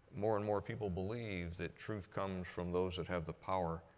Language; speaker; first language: English; native; English